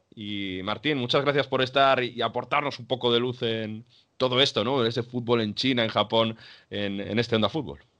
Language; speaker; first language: Spanish; native; Spanish